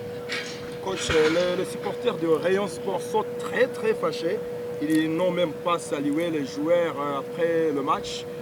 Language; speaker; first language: French; non-native, local second language; Kinyarwanda